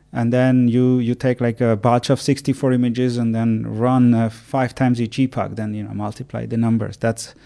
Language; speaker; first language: English; non-native, fluent; Armenian